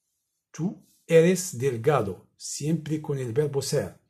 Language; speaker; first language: Spanish; non-native, fluent; Arabic